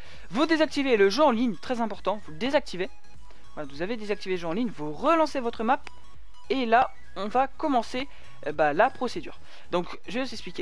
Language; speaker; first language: French; native; French